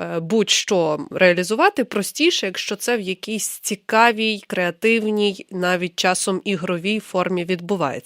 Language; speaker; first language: Ukrainian; native; Ukrainian